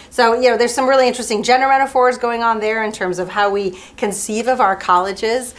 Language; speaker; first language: English; early bilingual, other home language; French